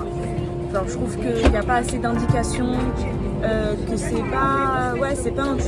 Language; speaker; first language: French; native; French